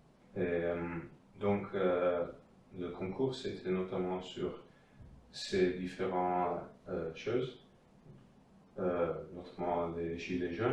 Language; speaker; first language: French; non-native, fluent; Dutch